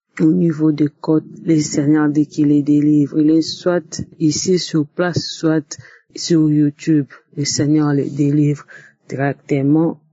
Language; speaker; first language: French; non-native, local second language; Lingala